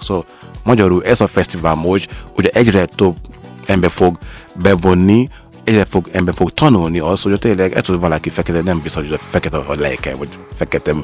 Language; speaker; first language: Hungarian; non-native, learner; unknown